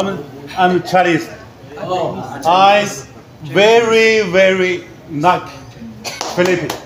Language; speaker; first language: English; non-native, learner; Chinese